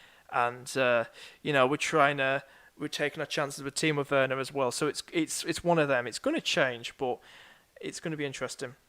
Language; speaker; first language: English; native; English